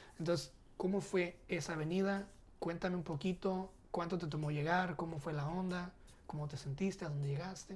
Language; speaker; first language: Spanish; early bilingual, heritage; Spanish